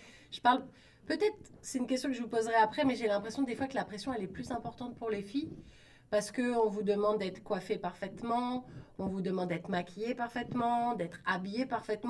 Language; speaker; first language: French; native; French